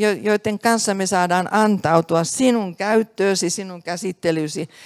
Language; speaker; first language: Finnish; native; Finnish